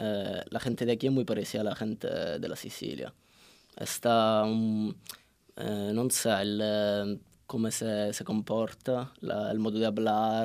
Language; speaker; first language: Spanish; non-native, learner; Italian